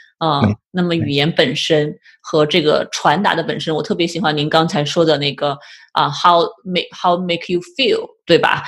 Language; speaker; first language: Chinese; native; Chinese